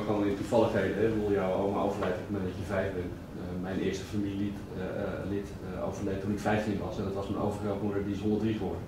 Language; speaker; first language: Dutch; native; Dutch